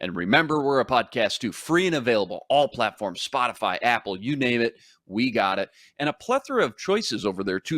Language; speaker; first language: English; native; English